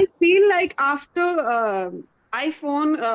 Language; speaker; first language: English; non-native, learner; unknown